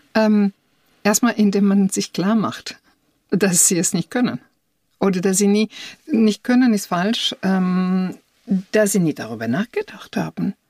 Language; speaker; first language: German; non-native, fluent; Italian